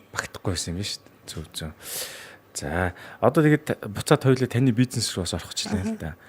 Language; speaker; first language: Mongolian; native; Mongolian